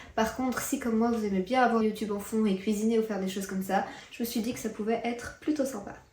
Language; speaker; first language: French; early bilingual, other home language; Portuguese